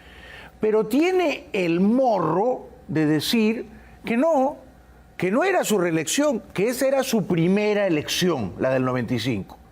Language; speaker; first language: Spanish; native; Spanish